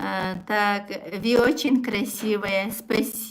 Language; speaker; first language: Russian; non-native, local second language; Tajik